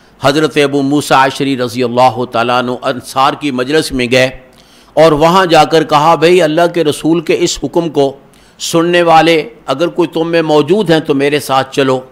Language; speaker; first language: Urdu; non-native, local second language; Punjabi